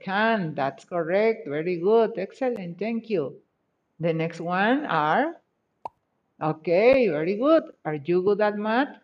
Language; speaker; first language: English; non-native, fluent; Spanish